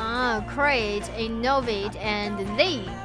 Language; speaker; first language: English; non-native, learner; Chinese